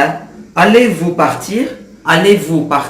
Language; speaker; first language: French; non-native, fluent; Arabic